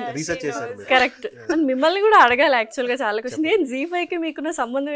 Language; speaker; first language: Telugu; native; Telugu